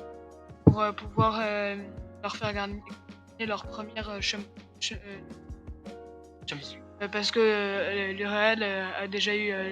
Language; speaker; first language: French; native; French